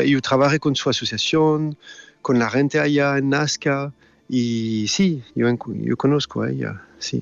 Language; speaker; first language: Spanish; non-native, learner; French